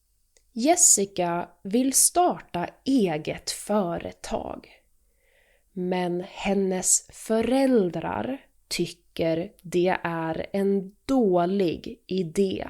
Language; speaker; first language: Swedish; native; Swedish